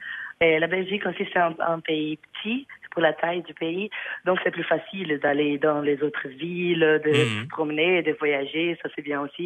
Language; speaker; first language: French; non-native, learner; Portuguese